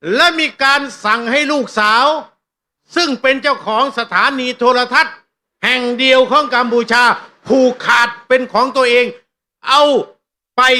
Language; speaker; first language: Thai; non-native, local second language; Northeastern Thai